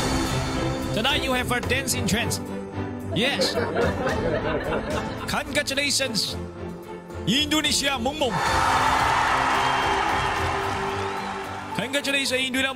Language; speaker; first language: English; non-native, learner; Chinese